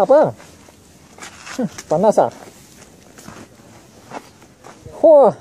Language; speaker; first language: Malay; non-native, learner; English